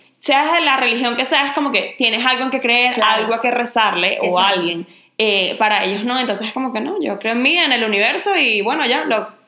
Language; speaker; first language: Spanish; native; Spanish